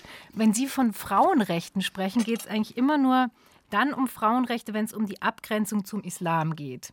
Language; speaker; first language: German; native; German